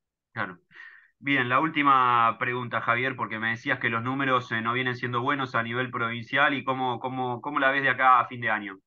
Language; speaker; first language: Spanish; native; Spanish